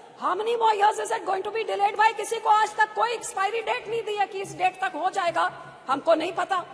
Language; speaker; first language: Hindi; non-native, local second language; Punjabi